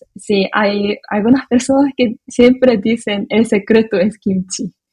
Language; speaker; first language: Spanish; non-native, learner; Korean